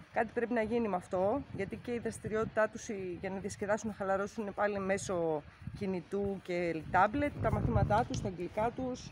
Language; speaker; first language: Greek; native; Greek